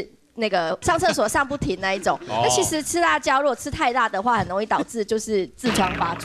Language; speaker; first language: Chinese; native; Chinese